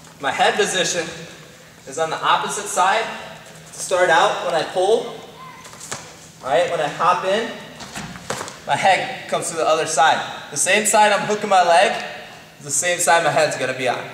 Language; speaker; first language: English; native; English